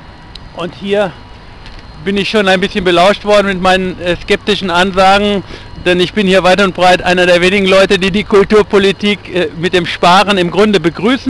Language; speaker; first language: German; native; German